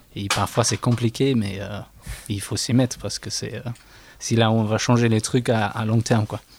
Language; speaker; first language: French; non-native, fluent; English